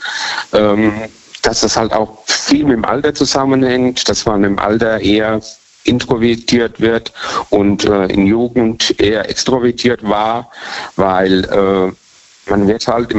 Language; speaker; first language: German; native; German